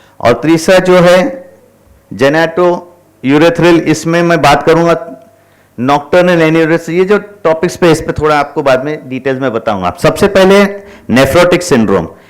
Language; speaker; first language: Hindi; non-native, local second language; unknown